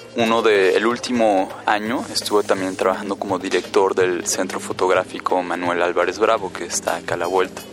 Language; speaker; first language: Spanish; native; Spanish